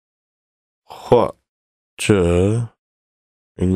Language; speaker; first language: Chinese; non-native, learner; English